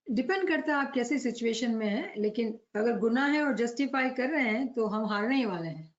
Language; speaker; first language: Hindi; non-native, local second language; Gujarati